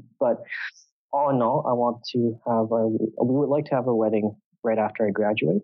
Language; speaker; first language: English; native; English